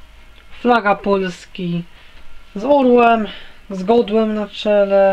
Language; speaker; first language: Polish; native; Polish